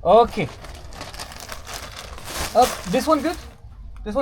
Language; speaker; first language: English; non-native, learner; French